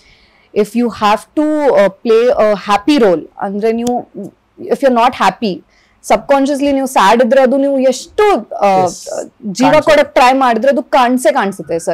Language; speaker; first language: Kannada; early bilingual, other home language; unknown